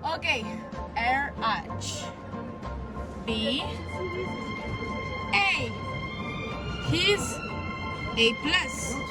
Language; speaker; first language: French; native; French